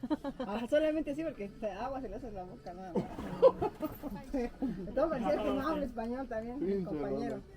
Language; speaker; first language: Spanish; native; Spanish